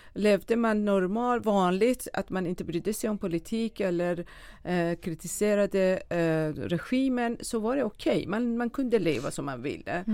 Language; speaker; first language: Swedish; non-native, fluent; Persian